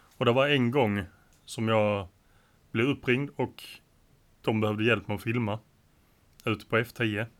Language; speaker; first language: Swedish; native; Swedish